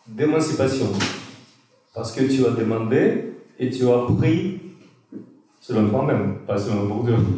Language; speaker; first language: French; non-native, fluent; Russian